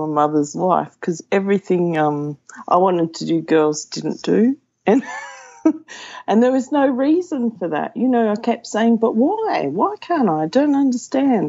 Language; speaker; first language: English; native; English